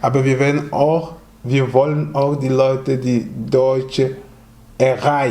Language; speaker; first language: German; non-native, fluent; French